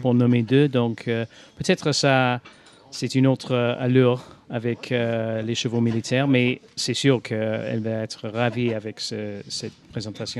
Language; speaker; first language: French; non-native, fluent; English